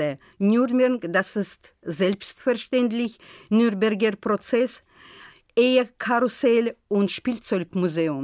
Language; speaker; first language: German; non-native, fluent; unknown